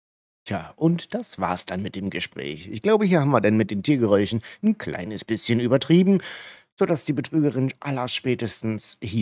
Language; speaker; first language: German; native; German